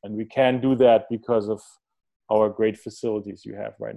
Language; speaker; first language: English; early bilingual, other home language; German